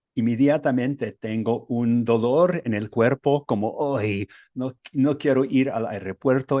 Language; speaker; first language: Spanish; non-native, learner; English